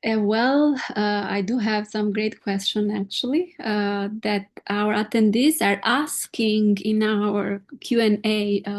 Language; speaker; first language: English; non-native, fluent; Albanian